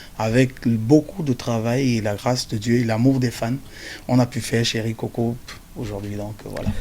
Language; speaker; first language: French; non-native, local second language; Duala